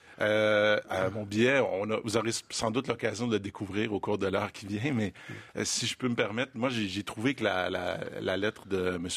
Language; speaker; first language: French; native; French